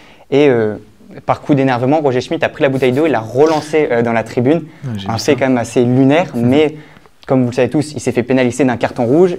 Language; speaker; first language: French; native; French